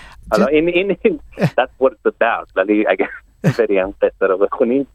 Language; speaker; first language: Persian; early bilingual, heritage; Persian